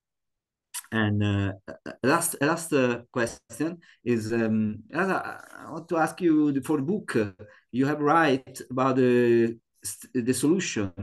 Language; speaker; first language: English; non-native, learner; Italian